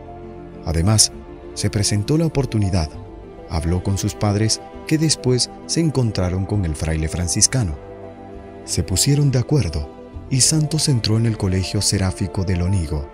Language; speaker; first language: Spanish; native; Spanish